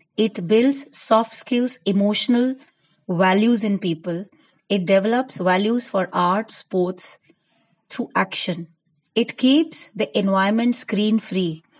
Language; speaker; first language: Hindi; non-native, local second language; Gujarati